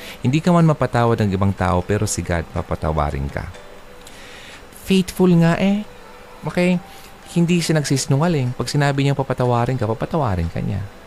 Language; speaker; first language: Filipino; native; Filipino